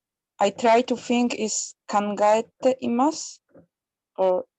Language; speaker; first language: English; non-native, learner; Polish